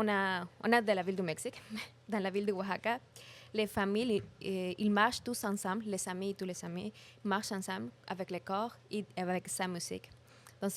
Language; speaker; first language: French; non-native, learner; Spanish